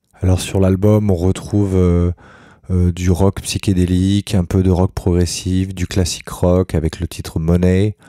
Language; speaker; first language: French; native; French